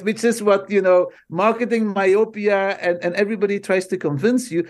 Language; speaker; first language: English; non-native, fluent; Dutch